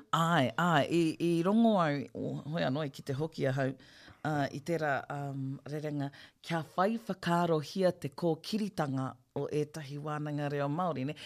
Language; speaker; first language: Māori; non-native, local second language; English